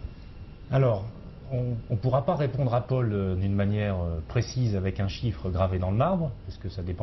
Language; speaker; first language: French; native; French